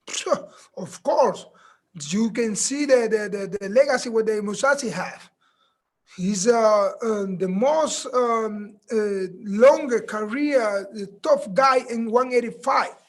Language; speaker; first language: English; non-native, learner; Spanish